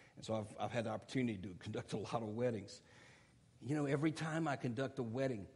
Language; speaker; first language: English; native; English